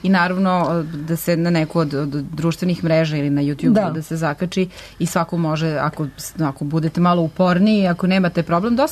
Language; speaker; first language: Serbian; native; Serbian